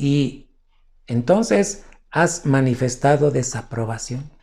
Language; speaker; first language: Spanish; native; Spanish